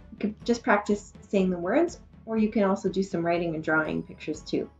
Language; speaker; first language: English; native; English